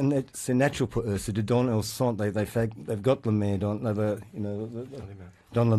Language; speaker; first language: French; non-native, learner; English